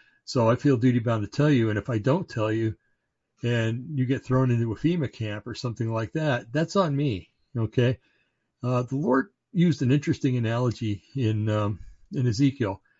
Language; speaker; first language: English; native; English